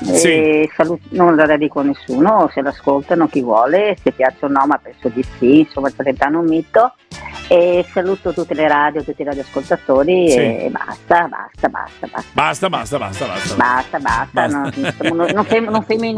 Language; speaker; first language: Italian; non-native, local second language; Venetian